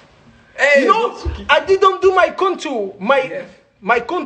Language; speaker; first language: English; non-native, learner; French